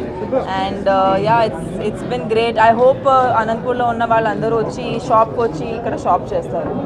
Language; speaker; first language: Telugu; non-native, fluent; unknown